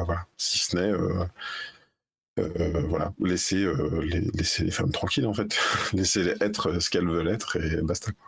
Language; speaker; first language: French; native; French